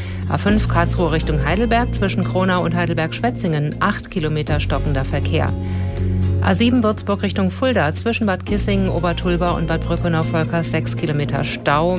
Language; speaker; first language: German; native; German